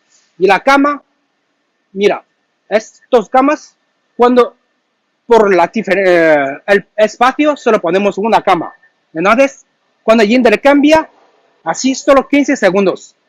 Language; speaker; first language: Spanish; non-native, learner; Chinese